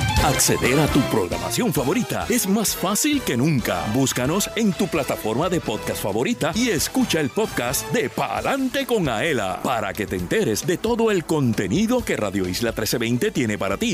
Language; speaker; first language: Spanish; native; Spanish